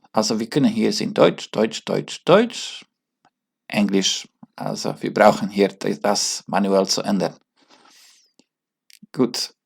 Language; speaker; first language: German; non-native, learner; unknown